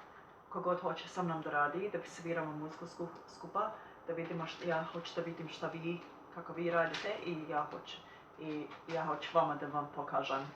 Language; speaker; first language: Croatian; early bilingual, heritage; Croatian